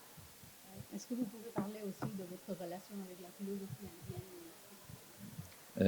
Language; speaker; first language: French; non-native, fluent; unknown